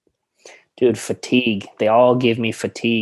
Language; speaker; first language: English; native; English